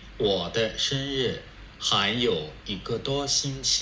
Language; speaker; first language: Chinese; non-native, fluent; Burmese